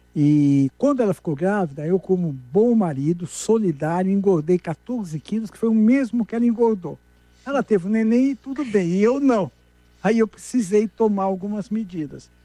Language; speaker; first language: Portuguese; native; Portuguese